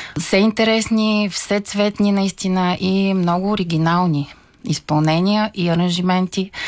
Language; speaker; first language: Bulgarian; native; Bulgarian